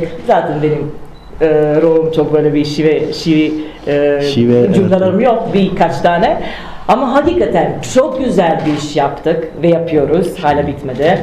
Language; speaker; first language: Turkish; non-native, fluent; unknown